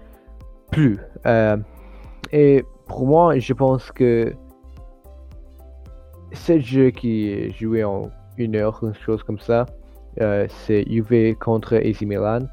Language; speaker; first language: French; non-native, learner; English